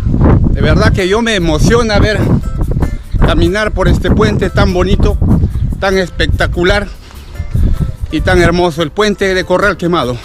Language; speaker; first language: Spanish; native; Spanish